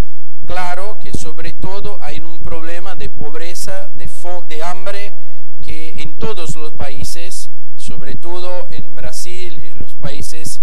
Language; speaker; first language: Spanish; non-native, fluent; Portuguese